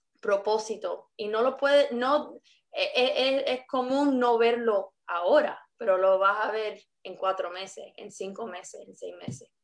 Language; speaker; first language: Spanish; early bilingual, heritage; English